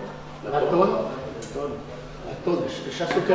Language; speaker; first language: French; native; French